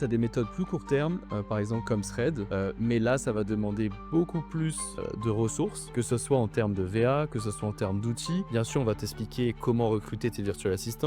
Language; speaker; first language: French; native; French